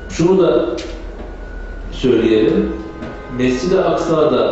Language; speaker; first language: Turkish; native; Turkish